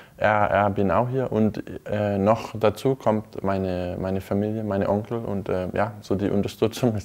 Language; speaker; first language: German; non-native, fluent; Danish